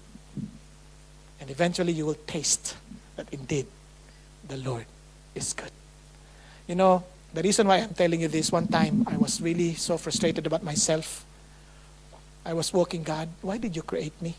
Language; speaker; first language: English; non-native, local second language; Filipino